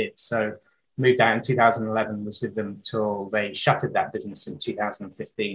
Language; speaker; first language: English; native; English